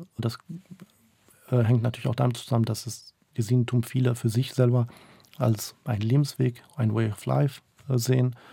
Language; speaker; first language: German; early bilingual, other home language; Kurdish